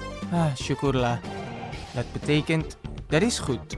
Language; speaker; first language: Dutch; non-native, fluent; Indonesian